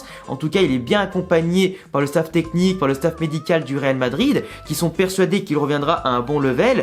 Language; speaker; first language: French; native; French